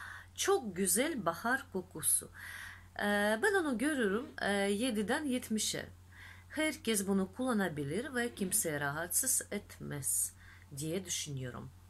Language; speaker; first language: Turkish; non-native, fluent; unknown